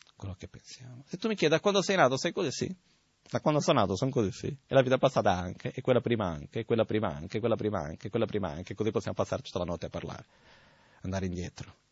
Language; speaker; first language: Italian; non-native, fluent; Portuguese